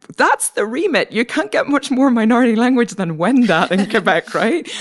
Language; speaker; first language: English; native; English